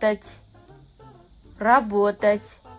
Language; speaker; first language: Russian; non-native, fluent; Kazakh